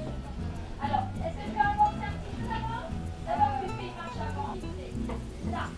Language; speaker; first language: French; native; French